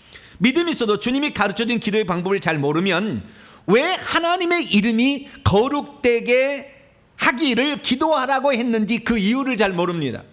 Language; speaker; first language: Korean; native; Korean